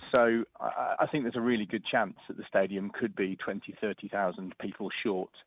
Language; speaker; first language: English; native; English